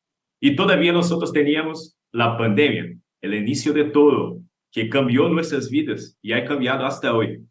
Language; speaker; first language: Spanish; non-native, learner; Portuguese